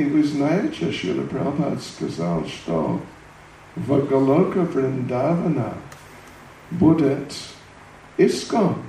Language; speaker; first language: Russian; non-native, learner; English